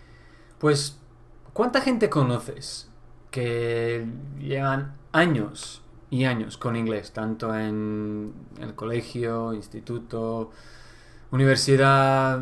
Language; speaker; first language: Spanish; non-native, fluent; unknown